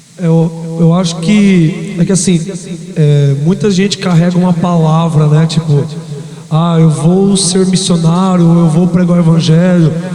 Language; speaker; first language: Portuguese; native; Portuguese